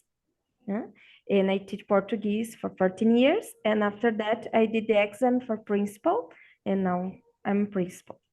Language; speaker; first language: English; non-native, learner; Portuguese